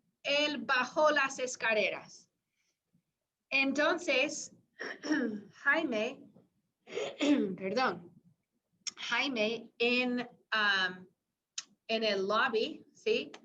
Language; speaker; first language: Spanish; non-native, fluent; English